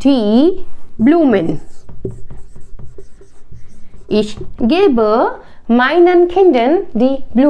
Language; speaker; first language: German; non-native, fluent; Hindi